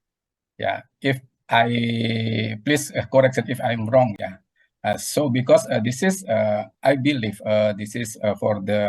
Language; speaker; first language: English; non-native, learner; Indonesian